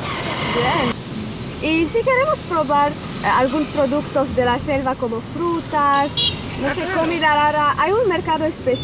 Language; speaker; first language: Spanish; non-native, learner; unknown